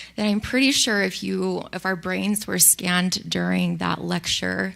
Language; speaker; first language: English; early bilingual, other home language; Spanish